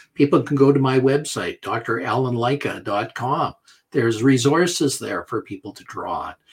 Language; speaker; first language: English; native; English